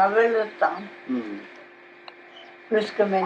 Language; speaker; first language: French; non-native, local second language; Basque